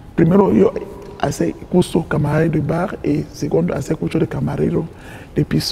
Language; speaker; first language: Spanish; non-native, learner; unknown